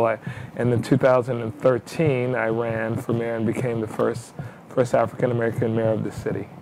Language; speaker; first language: English; native; English